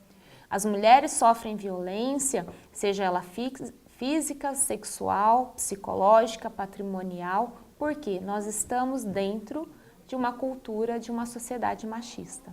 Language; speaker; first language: Portuguese; native; Portuguese